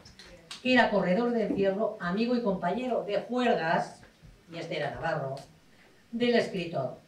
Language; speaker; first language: Spanish; native; Spanish